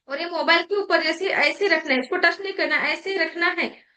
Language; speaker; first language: Hindi; non-native, local second language; Marathi